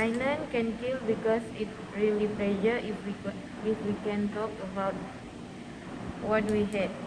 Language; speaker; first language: English; non-native, learner; Malay